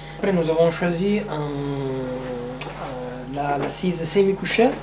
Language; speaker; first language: French; non-native, fluent; Italian